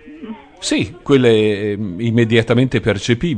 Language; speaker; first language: Italian; native; Italian